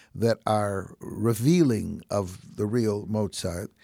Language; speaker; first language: English; native; English